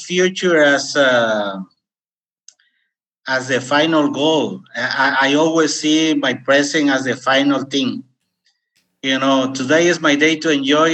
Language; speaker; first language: English; non-native, fluent; Spanish